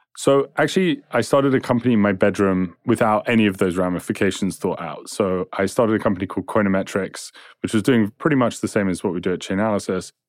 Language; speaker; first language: English; native; English